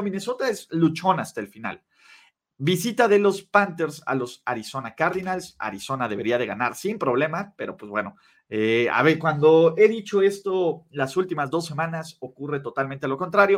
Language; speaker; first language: Spanish; native; Spanish